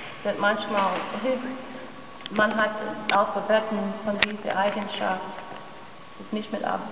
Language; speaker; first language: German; non-native, learner; English